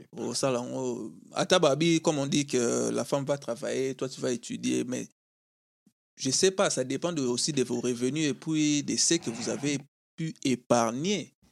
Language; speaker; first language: French; non-native, local second language; Lingala